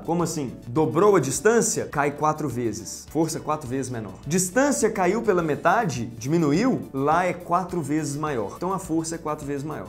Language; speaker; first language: Portuguese; native; Portuguese